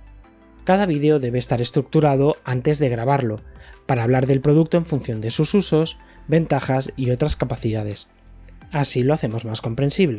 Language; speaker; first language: Spanish; native; Spanish